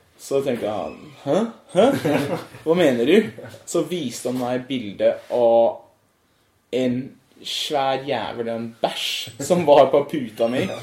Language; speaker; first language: Norwegian; non-native, fluent; English